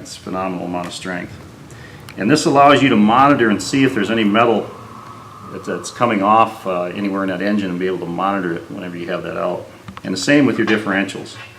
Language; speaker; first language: English; native; English